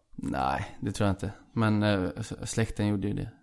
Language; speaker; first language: Swedish; early bilingual, other home language; Icelandic